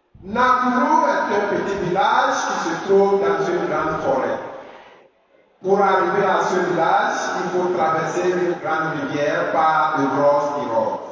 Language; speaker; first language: French; non-native, fluent; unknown